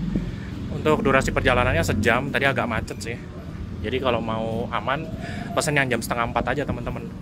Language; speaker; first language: Indonesian; native; Indonesian